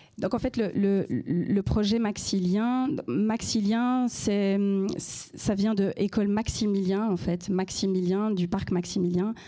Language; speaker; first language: French; native; French